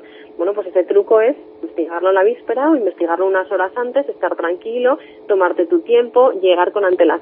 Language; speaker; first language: Spanish; native; Spanish